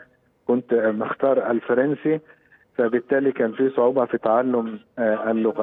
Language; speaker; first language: Arabic; native; Arabic